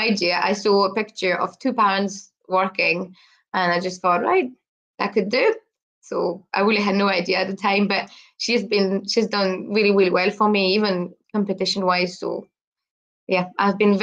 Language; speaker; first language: English; non-native, fluent; French